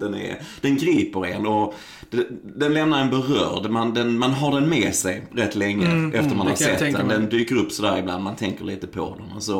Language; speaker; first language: Swedish; native; Swedish